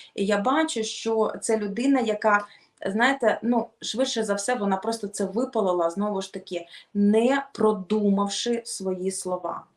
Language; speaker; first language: Ukrainian; non-native, local second language; Russian